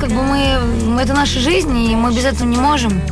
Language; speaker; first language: Russian; native; Russian